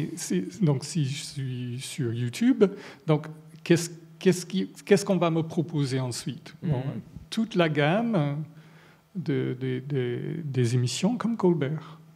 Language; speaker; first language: French; non-native, fluent; English